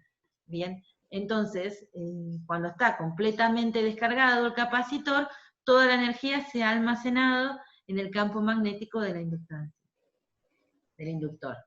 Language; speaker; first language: Spanish; native; Spanish